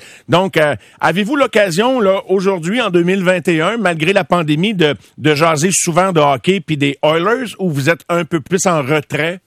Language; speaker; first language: French; native; French